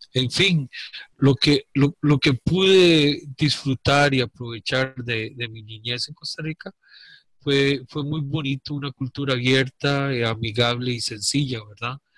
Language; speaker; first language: Spanish; native; Spanish